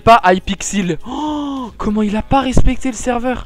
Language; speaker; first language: French; native; French